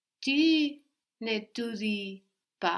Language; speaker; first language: French; non-native, learner; English